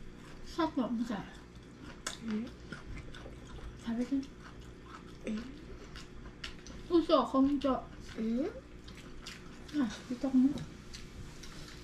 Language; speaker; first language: Japanese; non-native, fluent; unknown